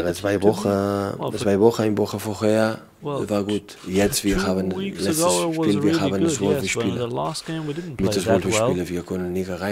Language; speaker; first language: German; non-native, learner; Catalan